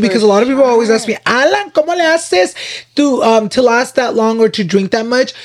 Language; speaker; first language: English; early bilingual, other home language; Spanish